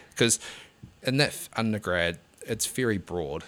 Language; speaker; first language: English; native; English